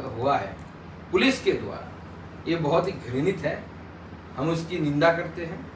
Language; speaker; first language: Hindi; non-native, local second language; Bangla